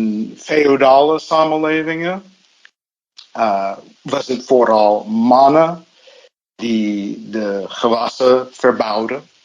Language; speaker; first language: Dutch; non-native, fluent; English